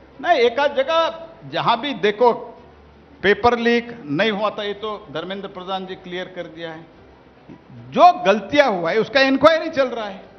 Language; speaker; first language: Hindi; non-native, local second language; Kannada